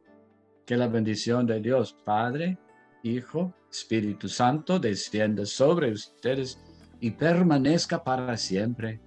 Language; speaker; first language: Spanish; non-native, fluent; English